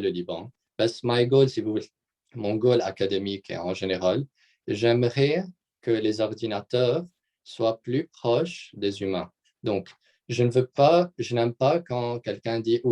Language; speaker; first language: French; non-native, local second language; Arabic